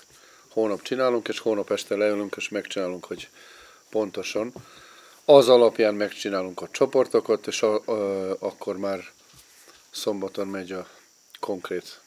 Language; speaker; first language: Hungarian; non-native, fluent; Serbian